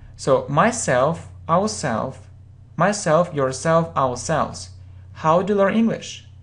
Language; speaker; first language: English; non-native, fluent; Russian